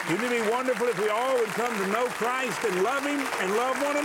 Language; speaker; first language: English; native; English